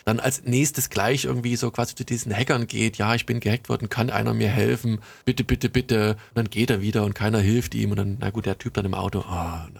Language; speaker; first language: German; native; German